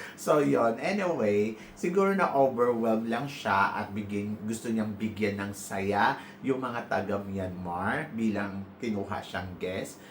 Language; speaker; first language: Filipino; native; Filipino